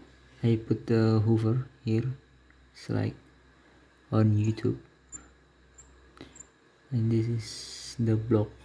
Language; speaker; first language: English; non-native, learner; Indonesian